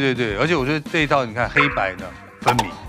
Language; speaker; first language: Chinese; native; Chinese